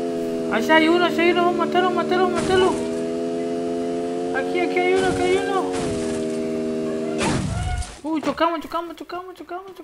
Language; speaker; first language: Spanish; native; Spanish